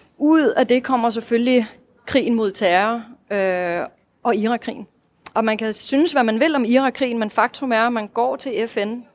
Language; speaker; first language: Danish; non-native, fluent; Russian